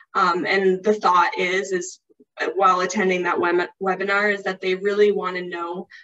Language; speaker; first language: English; native; English